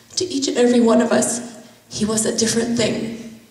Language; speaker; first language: English; early bilingual, other home language; Persian